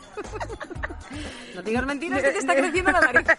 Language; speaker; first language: Spanish; non-native, fluent; Swedish